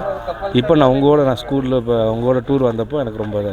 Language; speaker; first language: Tamil; native; Tamil